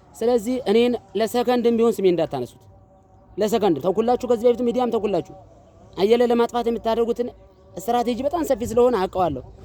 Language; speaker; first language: Amharic; non-native, local second language; Sebat Bet Gurage